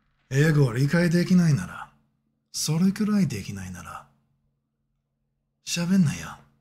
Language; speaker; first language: Japanese; non-native, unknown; English